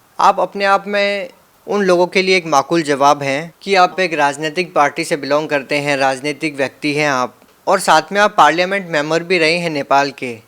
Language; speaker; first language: Hindi; native; Hindi